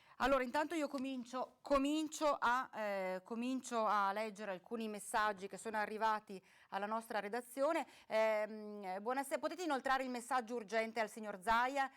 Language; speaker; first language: Italian; native; Italian